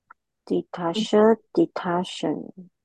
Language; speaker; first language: German; non-native, learner; Chinese